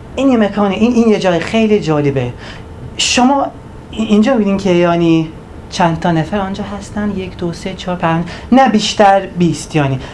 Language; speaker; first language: Persian; non-native, fluent; Turkish